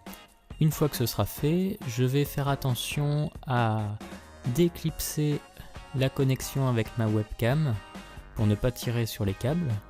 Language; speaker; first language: French; native; French